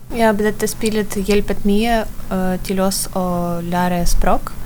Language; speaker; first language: Norwegian; non-native, learner; Ukrainian